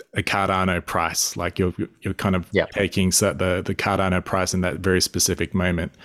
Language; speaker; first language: English; native; English